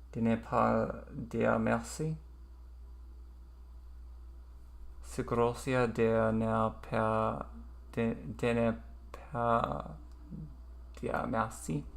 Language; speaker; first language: French; non-native, learner; English